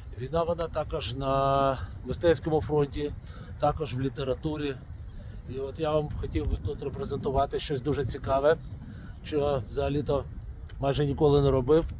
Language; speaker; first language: Ukrainian; non-native, local second language; Russian